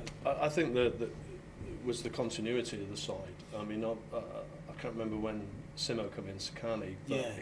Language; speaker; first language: English; native; English